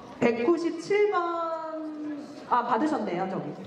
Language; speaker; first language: Korean; native; Korean